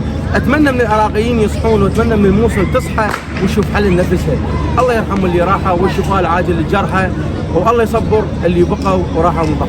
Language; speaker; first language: Arabic; native; Arabic